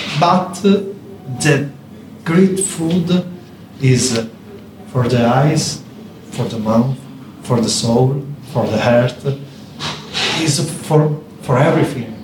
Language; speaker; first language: English; non-native, learner; Italian